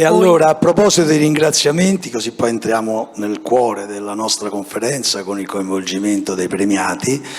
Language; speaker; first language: Italian; native; Italian